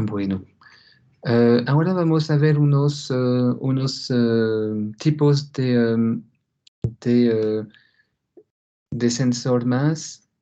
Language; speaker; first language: Spanish; non-native, fluent; French